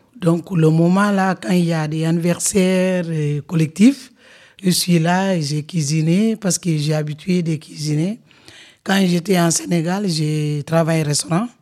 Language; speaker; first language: French; non-native, local second language; Wolof